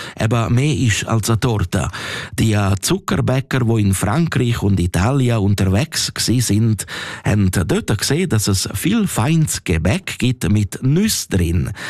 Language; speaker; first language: German; non-native, local second language; Romansh